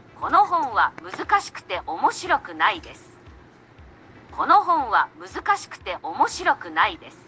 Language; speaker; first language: Japanese; non-native, learner; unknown